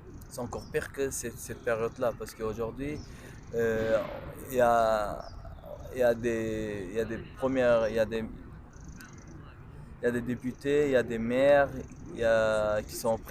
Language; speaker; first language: French; non-native, local second language; Kurdish